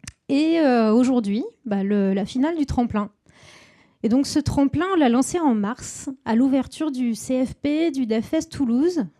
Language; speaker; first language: French; native; French